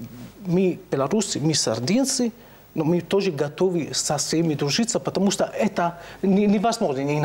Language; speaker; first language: Russian; non-native, fluent; Italian